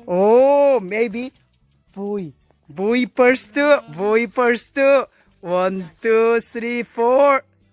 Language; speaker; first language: English; non-native, learner; Korean